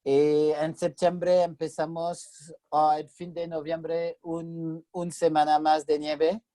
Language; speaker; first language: Spanish; non-native, fluent; French